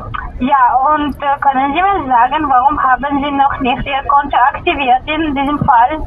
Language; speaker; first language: German; non-native, learner; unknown